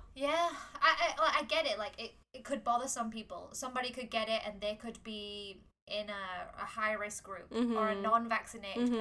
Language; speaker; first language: English; native; English